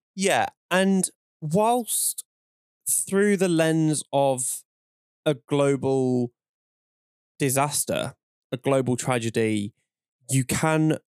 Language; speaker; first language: English; native; English